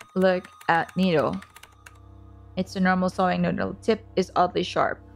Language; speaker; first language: English; native; English